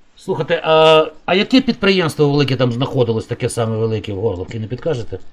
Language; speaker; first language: Ukrainian; native; Ukrainian